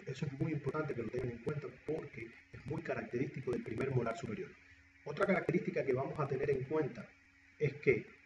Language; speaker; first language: Spanish; native; Spanish